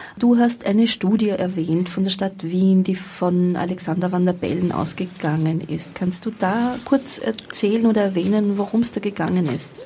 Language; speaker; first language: German; native; German